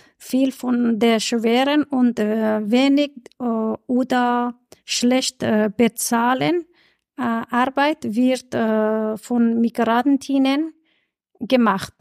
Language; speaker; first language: German; non-native, learner; Persian